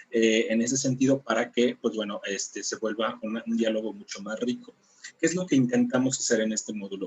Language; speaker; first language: Spanish; native; Spanish